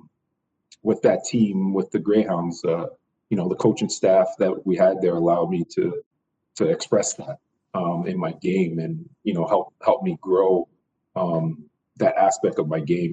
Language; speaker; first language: English; native; English